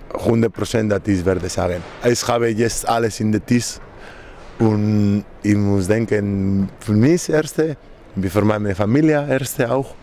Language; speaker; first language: German; non-native, learner; Spanish